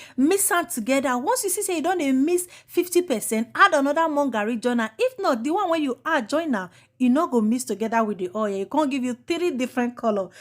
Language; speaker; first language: Nigerian Pidgin; non-native, local second language; Igbo